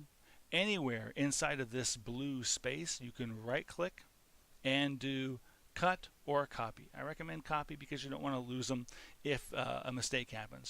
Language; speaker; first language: English; native; English